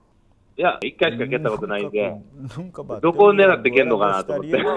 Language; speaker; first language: Japanese; native; Japanese